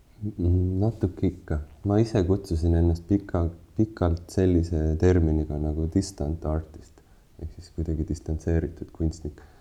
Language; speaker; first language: Estonian; native; Estonian